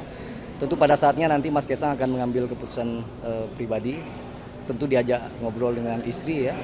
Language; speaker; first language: Indonesian; native; Indonesian